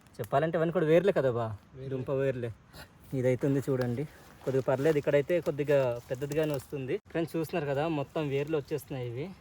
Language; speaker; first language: Telugu; native; Telugu